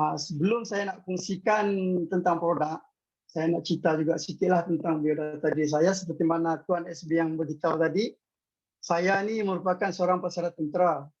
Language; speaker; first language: Malay; native; Malay